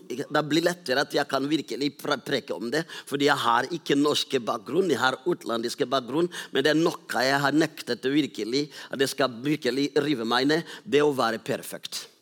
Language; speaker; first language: Norwegian; non-native, fluent; Rundi